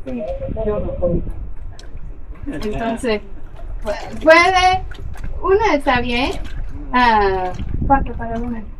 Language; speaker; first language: Spanish; non-native, learner; English